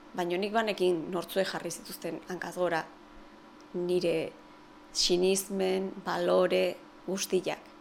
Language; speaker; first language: Basque; native; Basque